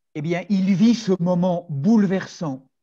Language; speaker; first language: French; native; French